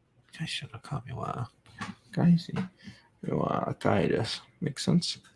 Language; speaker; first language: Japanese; non-native, learner; English